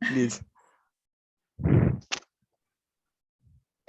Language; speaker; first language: English; non-native, learner; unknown